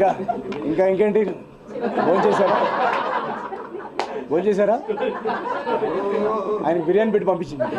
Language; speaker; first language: Telugu; native; Telugu